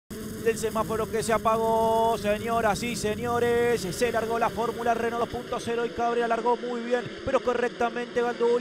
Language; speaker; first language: Spanish; native; Spanish